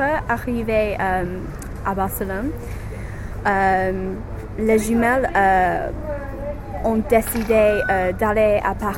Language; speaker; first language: French; non-native, learner; English